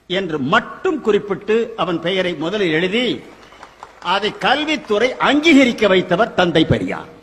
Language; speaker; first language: Tamil; native; Tamil